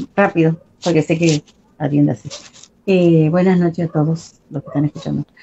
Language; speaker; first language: Spanish; native; Spanish